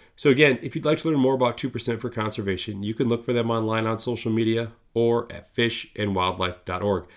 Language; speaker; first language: English; native; English